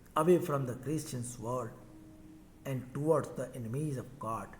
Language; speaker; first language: English; non-native, local second language; Hindi